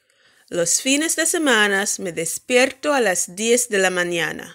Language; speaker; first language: Spanish; non-native, fluent; English